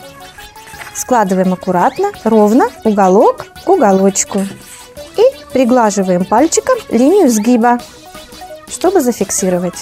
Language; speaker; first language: Russian; native; Russian